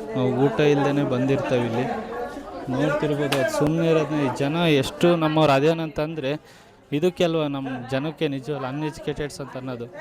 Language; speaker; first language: Kannada; native; Kannada